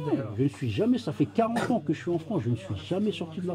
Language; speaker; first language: French; early bilingual, other home language; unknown